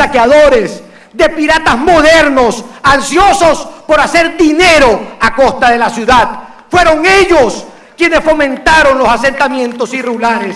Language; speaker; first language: Spanish; native; Spanish